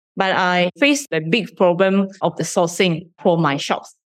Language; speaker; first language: English; non-native, fluent; Japanese